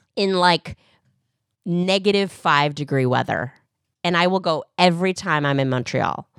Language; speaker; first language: English; early bilingual, other home language; Korean